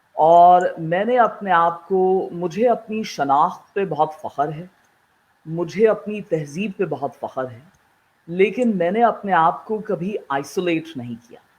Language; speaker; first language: Urdu; non-native, local second language; Kashmiri